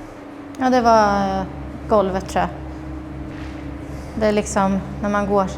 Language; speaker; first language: Swedish; native; Swedish